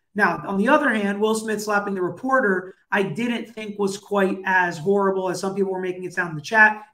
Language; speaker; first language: English; native; English